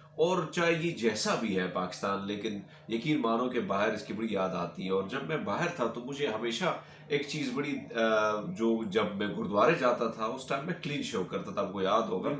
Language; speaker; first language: Urdu; non-native, local second language; Pashto